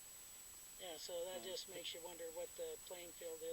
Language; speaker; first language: English; native; English